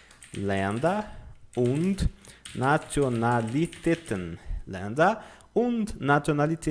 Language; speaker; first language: German; non-native, fluent; Portuguese